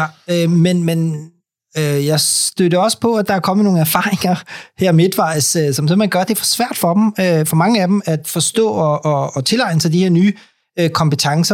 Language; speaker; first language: Danish; native; Danish